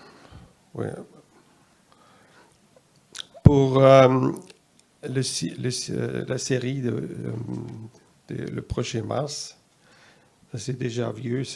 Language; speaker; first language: French; non-native, fluent; German